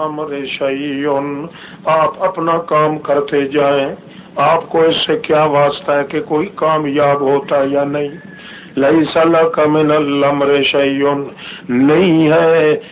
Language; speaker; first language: Urdu; non-native, local second language; Saraiki